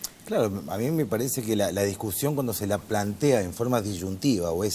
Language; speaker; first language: Spanish; native; Spanish